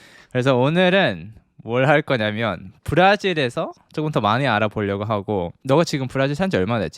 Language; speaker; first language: Korean; native; Korean